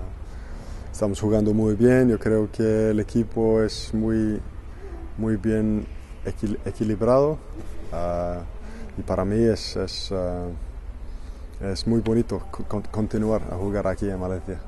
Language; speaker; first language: Spanish; non-native, fluent; Icelandic